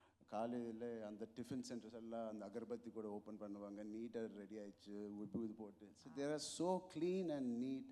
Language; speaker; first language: Tamil; non-native, local second language; Telugu